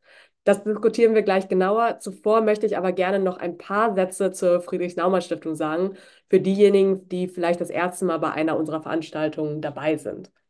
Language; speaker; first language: German; native; German